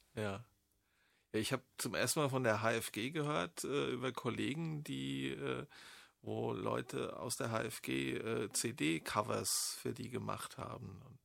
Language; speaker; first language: German; native; German